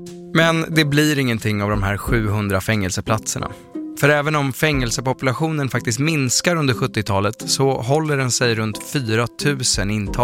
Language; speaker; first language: Swedish; native; Swedish